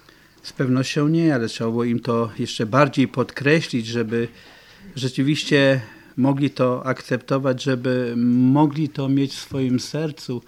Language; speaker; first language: Polish; native; Polish